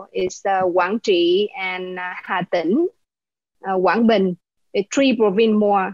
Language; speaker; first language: English; non-native, learner; Vietnamese